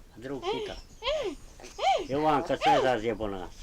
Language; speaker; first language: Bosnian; non-native, local second language; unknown